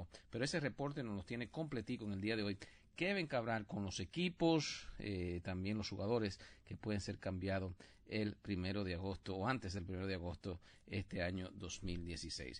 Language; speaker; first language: Spanish; native; Spanish